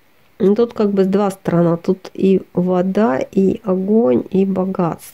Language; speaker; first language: Russian; native; Russian